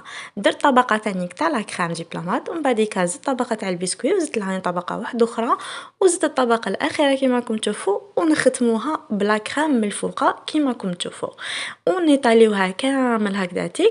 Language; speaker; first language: Arabic; native; Arabic